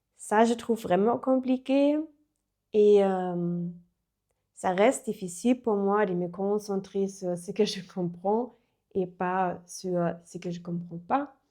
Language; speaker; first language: French; non-native, learner; German